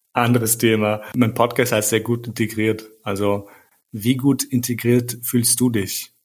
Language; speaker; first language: German; early bilingual, other home language; Albanian